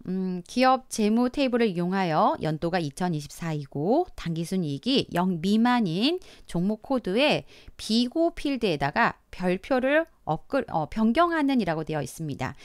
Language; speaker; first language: Korean; native; Korean